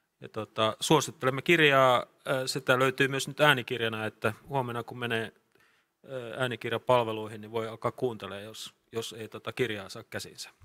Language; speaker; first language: Finnish; native; Finnish